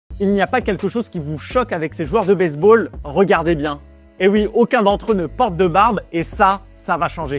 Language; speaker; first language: French; native; French